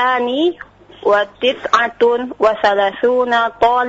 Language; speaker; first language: Arabic; non-native, learner; Indonesian